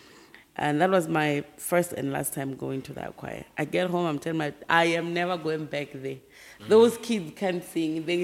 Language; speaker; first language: English; non-native, local second language; Tsonga